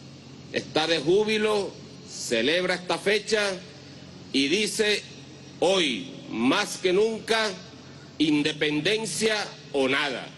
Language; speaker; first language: Spanish; native; Spanish